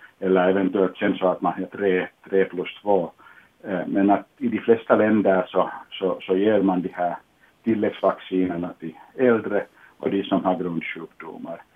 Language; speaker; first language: Swedish; non-native, local second language; Finnish